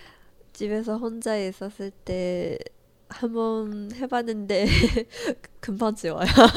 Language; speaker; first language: Korean; non-native, learner; Chinese